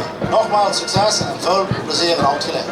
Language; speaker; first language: Dutch; native; Dutch